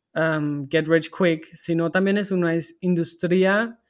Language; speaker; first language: Spanish; non-native, fluent; German